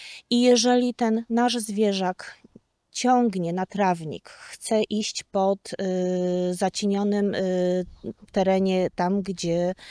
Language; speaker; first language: Polish; native; Polish